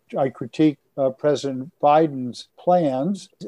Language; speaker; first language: English; native; English